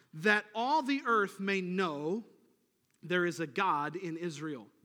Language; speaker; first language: English; native; English